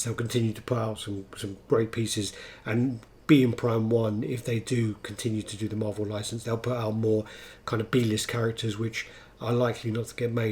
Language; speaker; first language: English; native; English